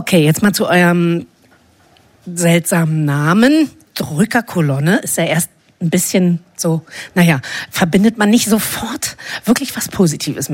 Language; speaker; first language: German; native; German